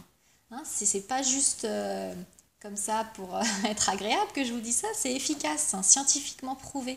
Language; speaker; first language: French; native; French